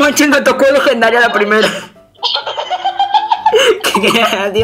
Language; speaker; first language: Spanish; native; Spanish